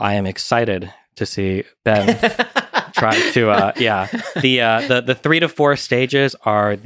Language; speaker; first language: English; native; English